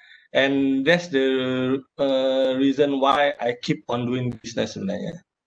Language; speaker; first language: English; non-native, local second language; Malay